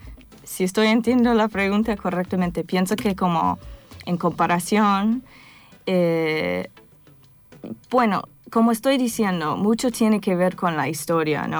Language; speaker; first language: Spanish; non-native, fluent; English